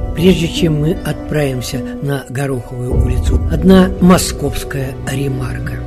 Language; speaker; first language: Russian; native; Russian